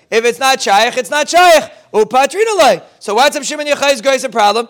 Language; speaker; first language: English; native; English